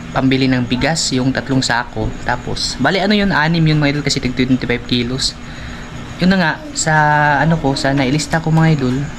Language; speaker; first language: Filipino; non-native, local second language; Cebuano